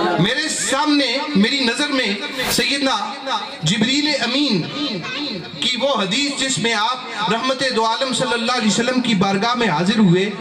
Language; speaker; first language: Urdu; non-native, local second language; Punjabi